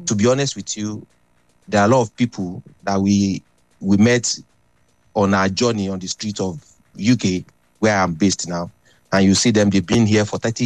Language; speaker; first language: English; non-native, local second language; Yoruba